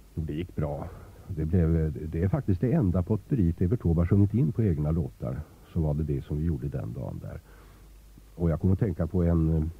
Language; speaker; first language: Swedish; native; Swedish